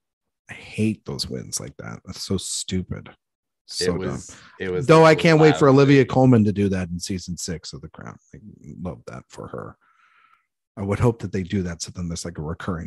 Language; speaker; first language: English; native; English